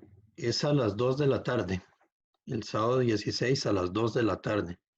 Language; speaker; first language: Spanish; native; Spanish